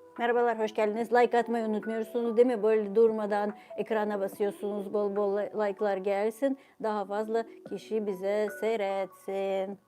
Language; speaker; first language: Turkish; non-native, fluent; Ukrainian